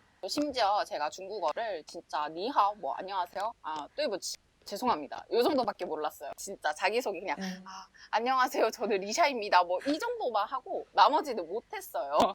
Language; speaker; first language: Korean; native; Korean